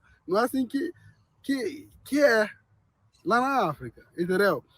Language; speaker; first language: Portuguese; non-native, learner; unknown